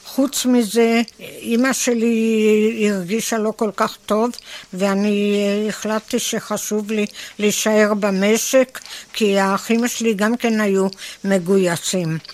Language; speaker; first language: Hebrew; native; Hebrew